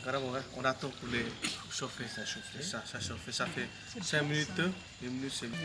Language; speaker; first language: French; non-native, learner; Hindi